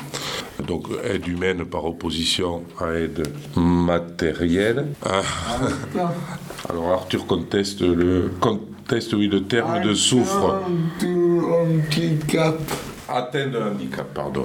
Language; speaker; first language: French; native; French